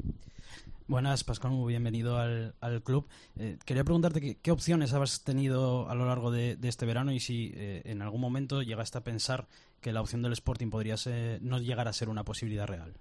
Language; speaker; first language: Spanish; native; Spanish